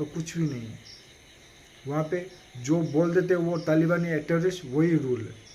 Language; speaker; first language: Hindi; non-native, local second language; Odia